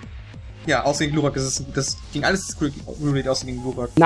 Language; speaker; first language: German; native; German